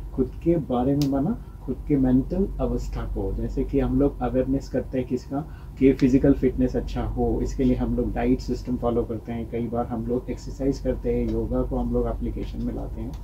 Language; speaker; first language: Hindi; non-native, local second language; Marathi